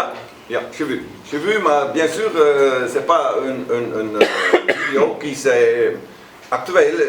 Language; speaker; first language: French; non-native, learner; Dutch